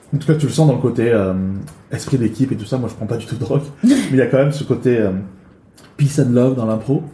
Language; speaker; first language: French; early bilingual, other home language; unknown